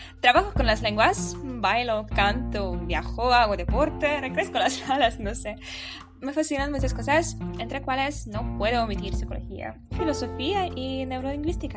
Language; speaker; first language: Spanish; non-native, fluent; Polish